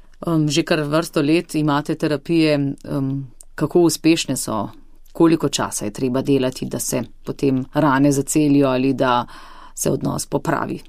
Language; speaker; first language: Slovenian; native; Slovenian